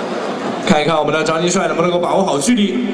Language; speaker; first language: Chinese; native; Chinese